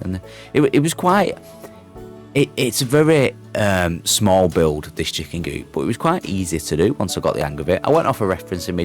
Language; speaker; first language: English; native; English